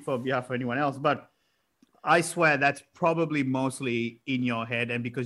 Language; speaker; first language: English; non-native, local second language; Sinhala